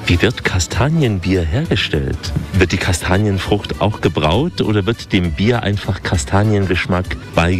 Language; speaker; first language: German; native; German